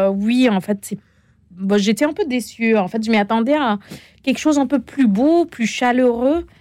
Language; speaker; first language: French; non-native, fluent; Arabic